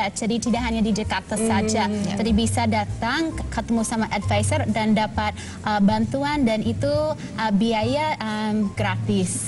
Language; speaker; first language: Indonesian; non-native, fluent; English